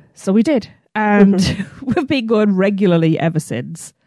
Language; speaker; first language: English; native; English